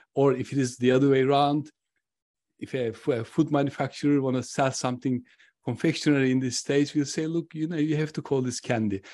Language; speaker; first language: English; non-native, fluent; Turkish